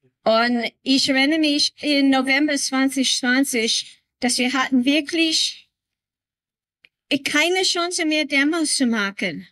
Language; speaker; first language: German; non-native, learner; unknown